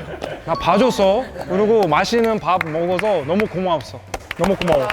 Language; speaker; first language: Korean; non-native, fluent; English